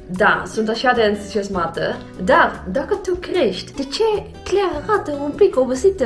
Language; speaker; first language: Romanian; non-native, learner; Dutch